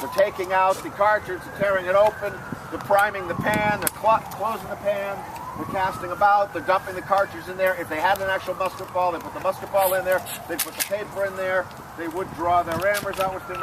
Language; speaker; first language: English; native; English